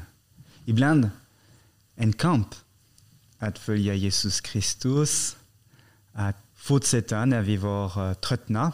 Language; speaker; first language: Swedish; non-native, fluent; French